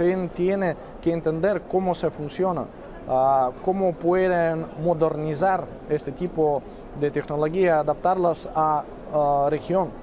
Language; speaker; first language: Spanish; non-native, fluent; Russian